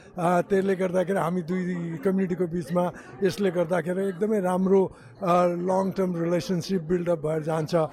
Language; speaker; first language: Nepali; native; Nepali